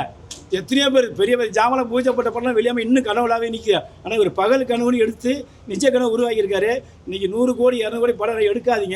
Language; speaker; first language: Tamil; native; Tamil